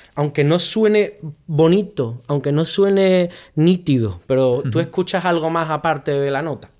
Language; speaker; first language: Spanish; native; Spanish